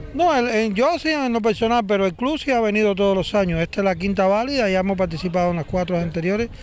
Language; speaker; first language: Spanish; native; Spanish